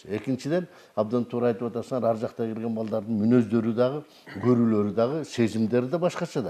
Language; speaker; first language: Kyrgyz; native; Kyrgyz